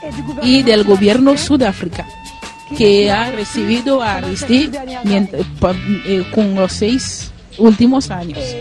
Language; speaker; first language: Spanish; non-native, fluent; French